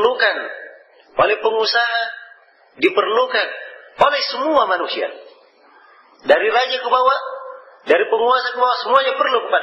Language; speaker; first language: Indonesian; native; Indonesian